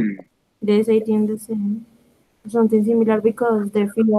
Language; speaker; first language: English; non-native, learner; Spanish